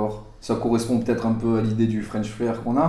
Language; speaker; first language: French; native; French